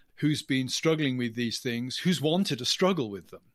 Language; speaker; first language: English; native; English